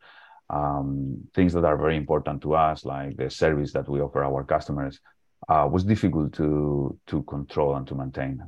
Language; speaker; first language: English; non-native, fluent; Spanish